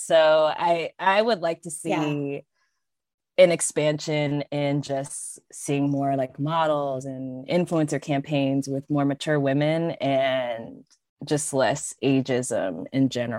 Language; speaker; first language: English; native; English